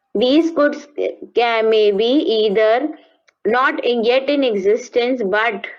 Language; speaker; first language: English; non-native, local second language; Hindi